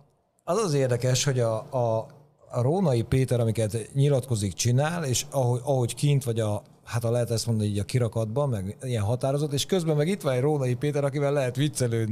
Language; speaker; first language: Hungarian; native; Hungarian